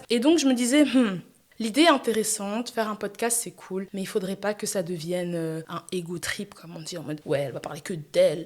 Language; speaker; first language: French; native; French